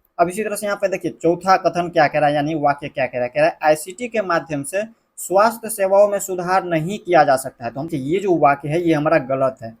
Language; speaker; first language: Hindi; native; Hindi